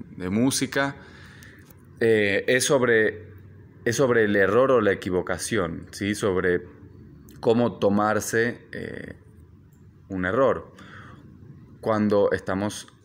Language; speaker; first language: Spanish; native; Spanish